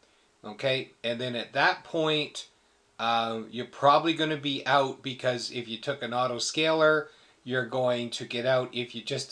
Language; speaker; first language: English; native; English